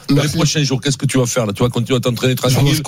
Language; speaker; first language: French; native; French